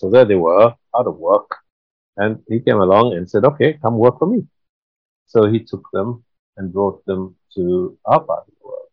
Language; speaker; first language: English; non-native, local second language; Swahili